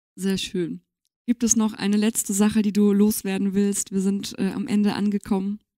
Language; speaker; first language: German; native; German